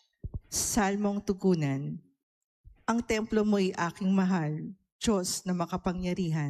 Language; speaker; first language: Filipino; native; Filipino